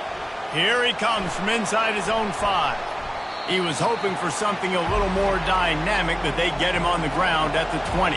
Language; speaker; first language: English; native; English